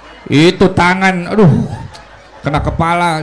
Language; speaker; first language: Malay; non-native, local second language; Sundanese